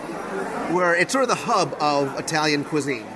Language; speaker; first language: English; native; English